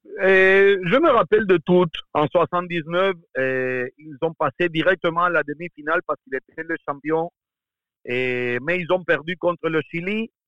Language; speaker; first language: French; non-native, fluent; Spanish